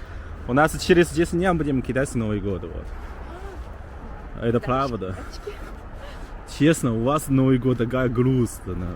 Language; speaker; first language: Russian; non-native, learner; Chinese